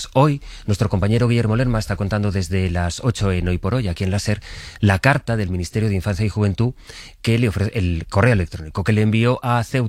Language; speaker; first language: Spanish; native; Spanish